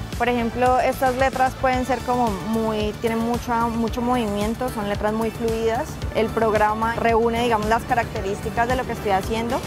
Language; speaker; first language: Spanish; native; Spanish